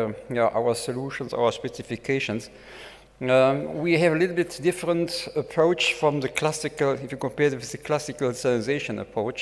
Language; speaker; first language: English; non-native, fluent; German